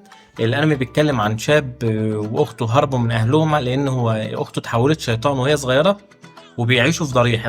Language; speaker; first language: Arabic; native; Arabic